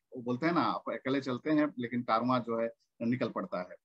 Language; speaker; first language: Hindi; native; Hindi